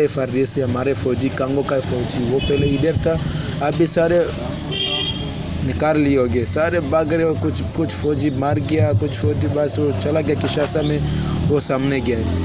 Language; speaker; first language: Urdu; non-native, learner; Swahili